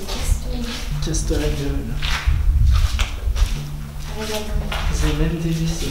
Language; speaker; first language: French; native; French